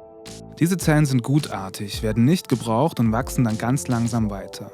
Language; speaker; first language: German; native; German